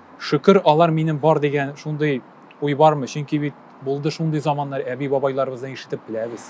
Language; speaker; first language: Tatar; native; Tatar